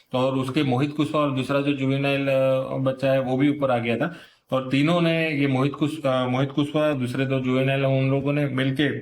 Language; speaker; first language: Hindi; non-native, local second language; Gujarati